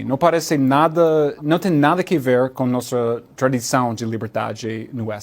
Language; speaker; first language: Portuguese; non-native, learner; English